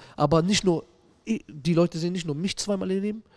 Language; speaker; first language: German; native; German